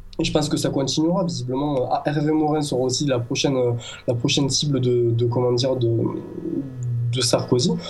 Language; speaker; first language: French; native; French